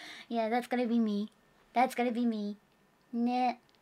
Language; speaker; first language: English; non-native, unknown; Japanese